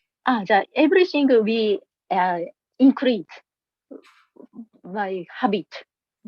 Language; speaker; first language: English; non-native, learner; Japanese